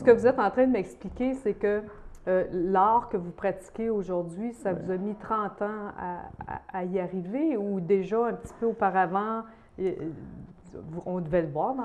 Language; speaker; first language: French; native; French